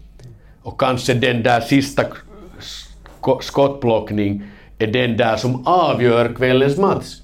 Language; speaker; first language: Swedish; non-native, learner; Finnish